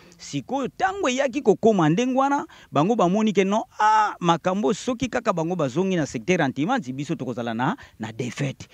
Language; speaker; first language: Lingala; non-native, local second language; Kongo